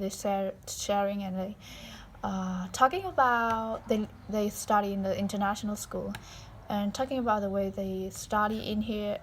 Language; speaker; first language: English; non-native, learner; Vietnamese